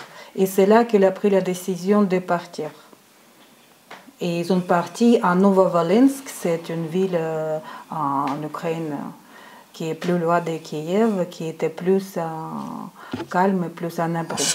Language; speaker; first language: French; non-native, fluent; Ukrainian